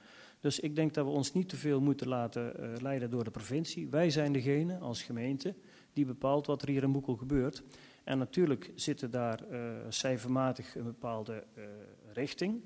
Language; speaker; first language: Dutch; native; Dutch